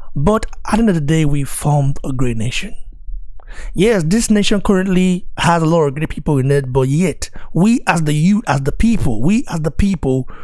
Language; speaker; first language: English; non-native, local second language; Bini